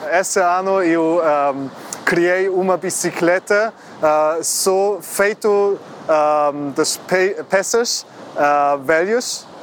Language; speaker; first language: Portuguese; non-native, fluent; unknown